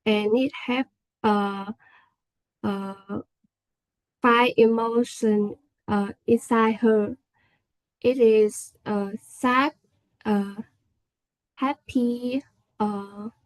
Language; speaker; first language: English; non-native, learner; Vietnamese